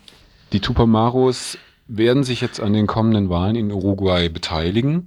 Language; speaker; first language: German; native; German